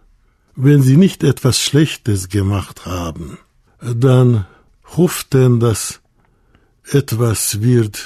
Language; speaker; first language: German; non-native, fluent; Hungarian